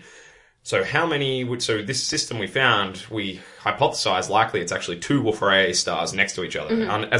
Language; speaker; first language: English; native; English